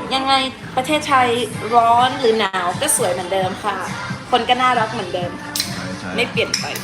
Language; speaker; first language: Thai; early bilingual, heritage; Portuguese